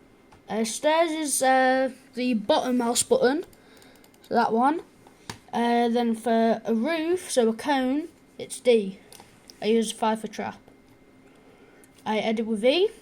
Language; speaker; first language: English; native; English